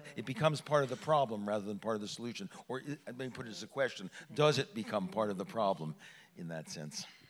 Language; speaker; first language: English; native; English